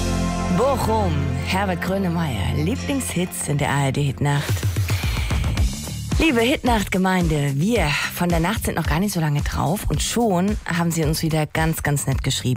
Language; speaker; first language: German; native; German